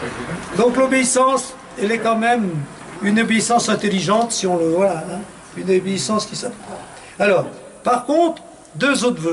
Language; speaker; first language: French; native; French